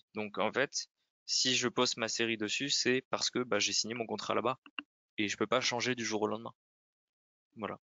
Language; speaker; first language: French; native; French